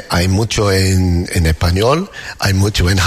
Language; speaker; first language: Spanish; non-native, learner; English